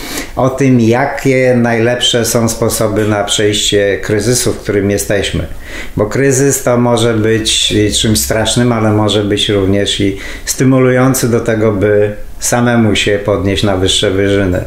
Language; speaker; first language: Polish; native; Polish